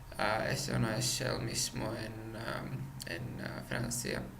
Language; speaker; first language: Spanish; non-native, learner; Czech